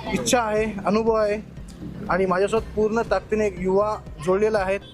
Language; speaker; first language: Marathi; native; Marathi